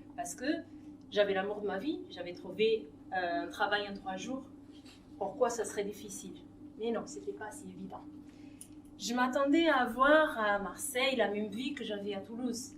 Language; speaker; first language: French; non-native, fluent; Portuguese